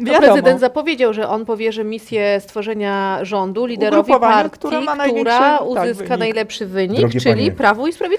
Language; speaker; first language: Polish; native; Polish